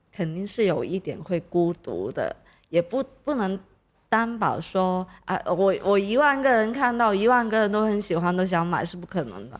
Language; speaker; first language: Chinese; non-native, local second language; Cantonese